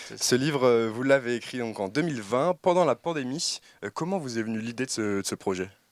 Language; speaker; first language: French; native; French